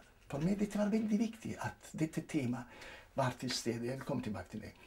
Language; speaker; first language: Norwegian; non-native, fluent; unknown